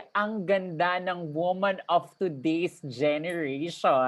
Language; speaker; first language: Filipino; native; Filipino